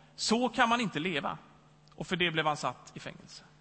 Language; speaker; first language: Swedish; native; Swedish